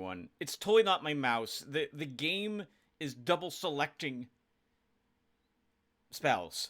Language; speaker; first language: English; native; English